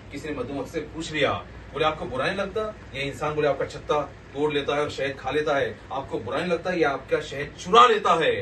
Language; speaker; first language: Hindi; non-native, local second language; Marathi